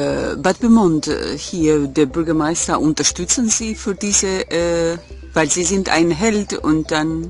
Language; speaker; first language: German; non-native, learner; Albanian